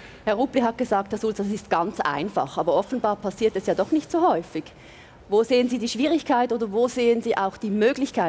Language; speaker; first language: German; native; German